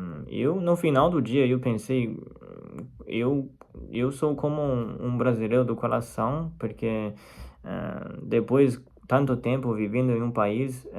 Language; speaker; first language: Portuguese; non-native, fluent; Chinese